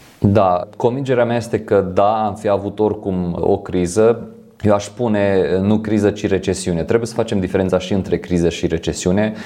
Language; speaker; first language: Romanian; non-native, fluent; French